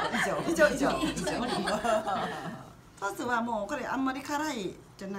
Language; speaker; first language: Japanese; non-native, learner; Thai